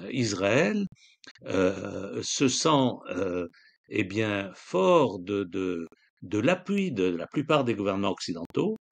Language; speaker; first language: French; non-native, local second language; Arabic